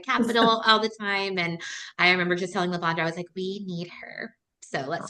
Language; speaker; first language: English; native; English